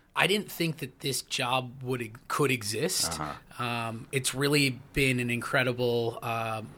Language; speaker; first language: English; native; English